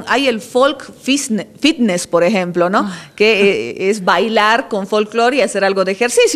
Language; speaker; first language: Spanish; native; Spanish